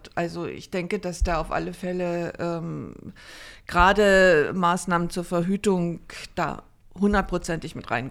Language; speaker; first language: German; native; German